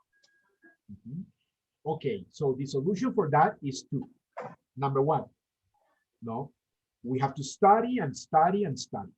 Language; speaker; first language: English; non-native, fluent; Spanish